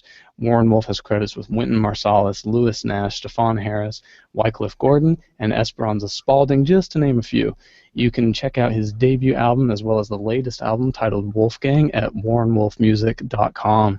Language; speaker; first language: English; native; English